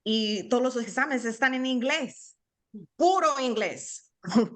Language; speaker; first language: Spanish; non-native, learner; English